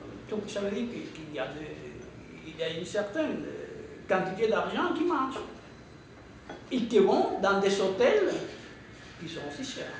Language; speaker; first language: French; non-native, fluent; Spanish